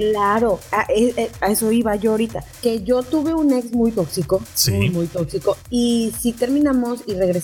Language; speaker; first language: Spanish; native; Spanish